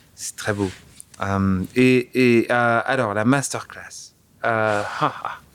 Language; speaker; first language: French; early bilingual, other home language; English